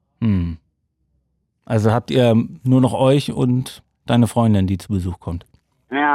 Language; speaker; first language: German; native; German